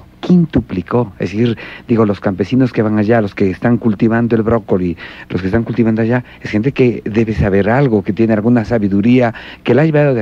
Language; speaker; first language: Spanish; native; Spanish